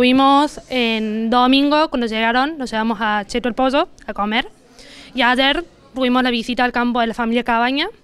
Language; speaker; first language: Spanish; native; Spanish